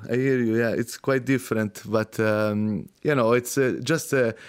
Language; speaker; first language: English; non-native, fluent; Italian